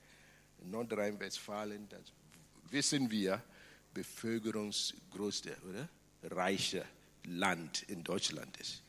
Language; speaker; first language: German; non-native, fluent; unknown